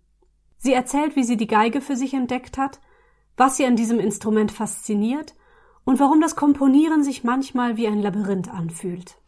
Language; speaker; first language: German; native; German